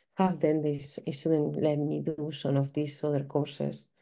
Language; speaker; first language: English; non-native, fluent; Spanish